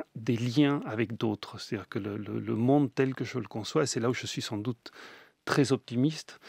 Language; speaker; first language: French; early bilingual, other home language; Spanish